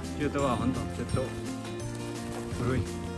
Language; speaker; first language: Japanese; non-native, learner; Nepali